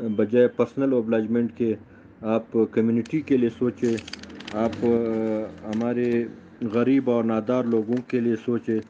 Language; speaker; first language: Urdu; non-native, local second language; Pashto